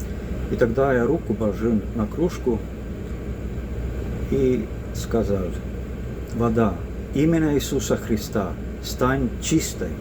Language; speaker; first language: Russian; non-native, local second language; Estonian